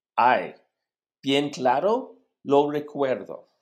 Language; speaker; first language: Spanish; non-native, learner; English